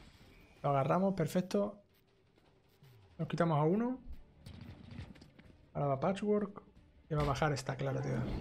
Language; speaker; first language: Spanish; native; Spanish